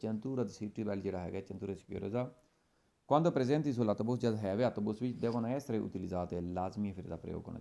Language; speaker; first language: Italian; non-native, learner; Punjabi